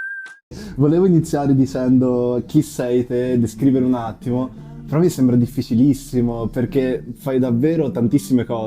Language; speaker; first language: Italian; native; Italian